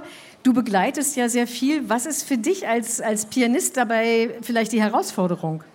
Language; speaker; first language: German; native; German